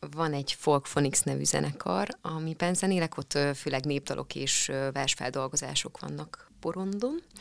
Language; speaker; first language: Hungarian; early bilingual, other home language; Russian